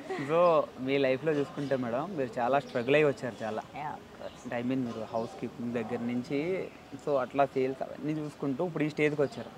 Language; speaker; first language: Telugu; native; Telugu